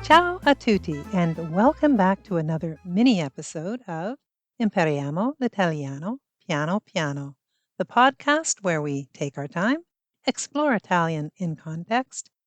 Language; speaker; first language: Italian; non-native, fluent; English